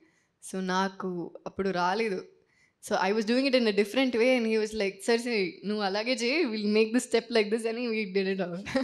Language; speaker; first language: Telugu; non-native, fluent; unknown